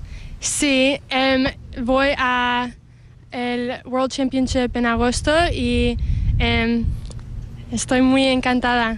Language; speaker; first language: Spanish; early bilingual, heritage; Spanish